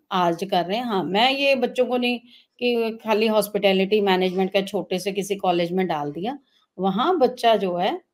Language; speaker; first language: Hindi; non-native, local second language; Punjabi